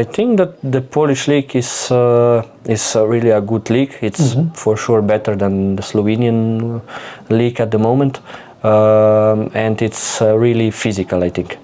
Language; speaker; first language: English; non-native, fluent; Slovenian